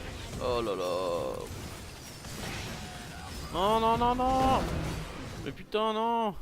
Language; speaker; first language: French; native; French